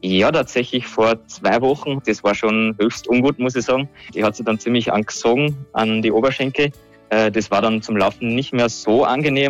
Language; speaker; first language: German; native; German